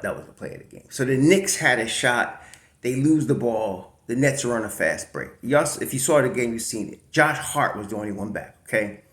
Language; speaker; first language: English; native; English